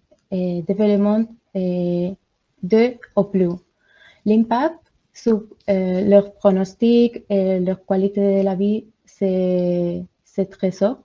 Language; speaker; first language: French; non-native, learner; Spanish